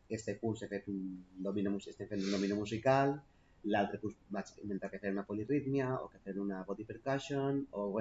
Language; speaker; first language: Catalan; native; Catalan